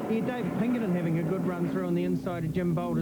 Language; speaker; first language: English; native; English